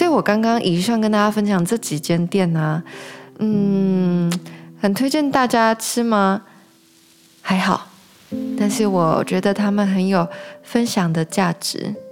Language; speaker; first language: Chinese; native; Chinese